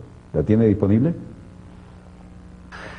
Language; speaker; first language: Spanish; native; Spanish